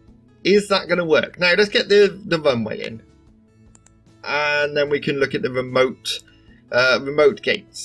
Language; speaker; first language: English; native; English